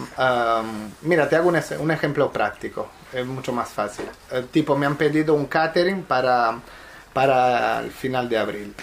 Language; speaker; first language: Spanish; non-native, fluent; Italian